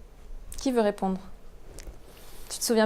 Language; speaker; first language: French; native; French